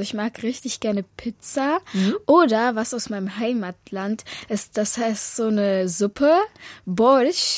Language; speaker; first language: German; early bilingual, other home language; Ukrainian